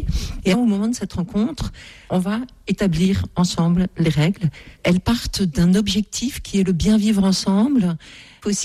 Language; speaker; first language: French; native; French